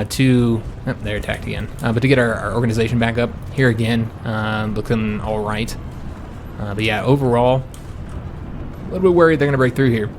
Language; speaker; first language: English; native; English